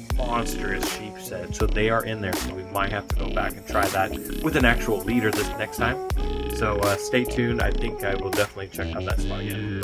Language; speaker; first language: English; native; English